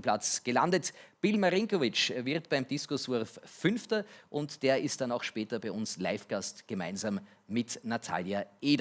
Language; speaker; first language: German; native; German